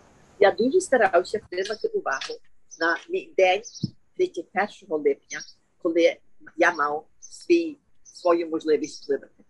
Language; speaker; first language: Ukrainian; early bilingual, heritage; Ukrainian